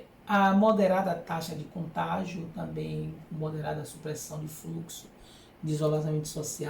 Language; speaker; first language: Portuguese; native; Portuguese